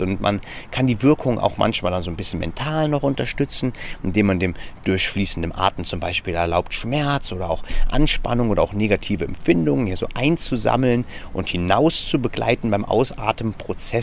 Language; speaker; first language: German; native; German